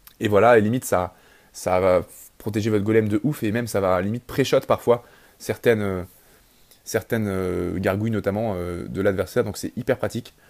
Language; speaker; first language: French; native; French